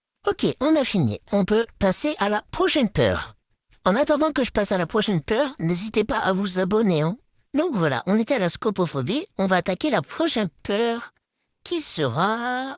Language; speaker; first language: French; native; French